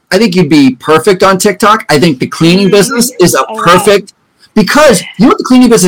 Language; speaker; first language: English; native; English